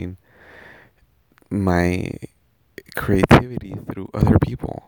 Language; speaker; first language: English; early bilingual, other home language; Spanish